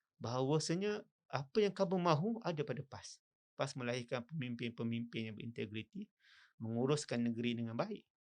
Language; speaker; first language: Malay; native; Malay